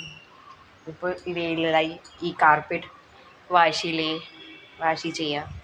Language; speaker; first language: Malayalam; non-native, learner; Hindi